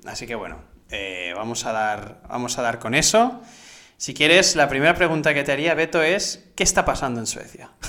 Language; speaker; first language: Spanish; native; Spanish